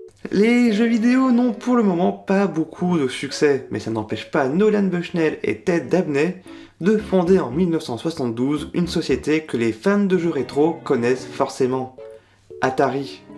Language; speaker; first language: French; native; French